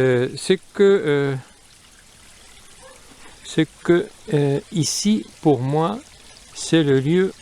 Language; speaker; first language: French; non-native, fluent; Spanish